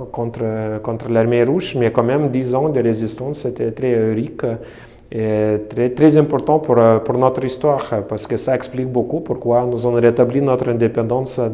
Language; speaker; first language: French; non-native, fluent; Lithuanian